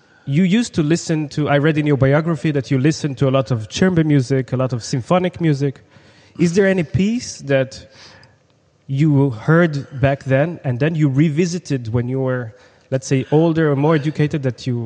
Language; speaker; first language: English; non-native, fluent; Hebrew